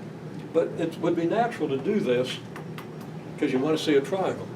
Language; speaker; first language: English; native; English